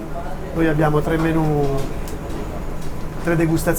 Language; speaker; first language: Italian; native; Italian